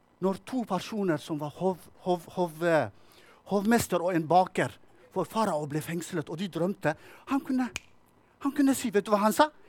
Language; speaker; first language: Norwegian; non-native, fluent; Tigrinya